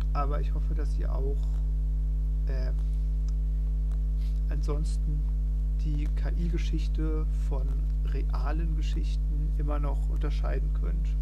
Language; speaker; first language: German; non-native, fluent; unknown